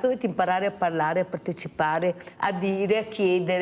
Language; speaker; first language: Italian; native; Italian